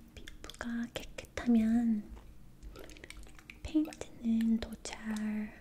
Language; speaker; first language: Korean; non-native, learner; English